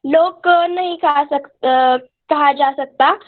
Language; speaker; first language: Hindi; non-native, local second language; Marathi